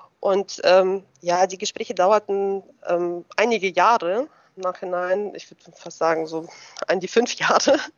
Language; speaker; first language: German; early bilingual, other home language; Russian